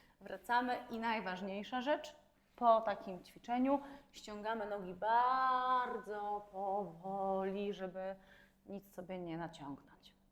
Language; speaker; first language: Polish; native; Polish